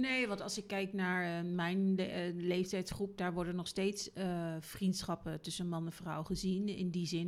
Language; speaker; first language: Dutch; native; Dutch